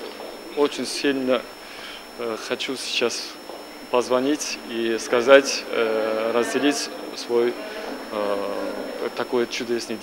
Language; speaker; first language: Russian; non-native, learner; Uzbek